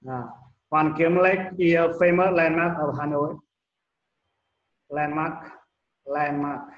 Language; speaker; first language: English; non-native, learner; Vietnamese